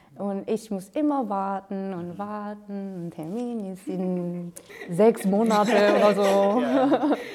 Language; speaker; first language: German; non-native, learner; Korean